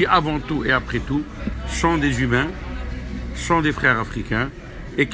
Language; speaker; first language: French; non-native, local second language; Arabic